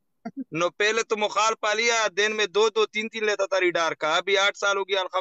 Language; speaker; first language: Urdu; non-native, local second language; Pashto